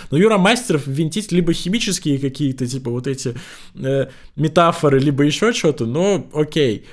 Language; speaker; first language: Russian; native; Russian